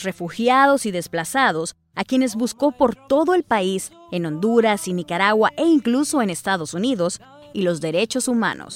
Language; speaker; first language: Spanish; native; Spanish